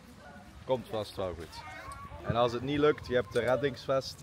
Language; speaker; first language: Dutch; native; Dutch